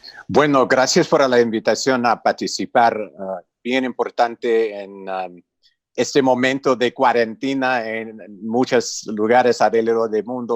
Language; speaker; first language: Spanish; non-native, fluent; English